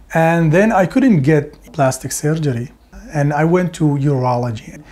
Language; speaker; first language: English; non-native, fluent; Arabic